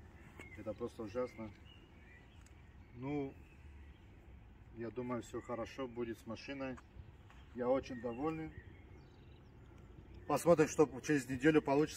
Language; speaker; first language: Russian; early bilingual, heritage; Russian